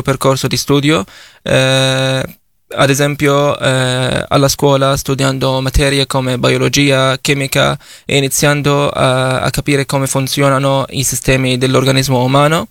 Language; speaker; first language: Italian; non-native, fluent; Arabic